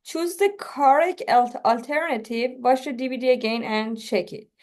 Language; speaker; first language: English; non-native, learner; Persian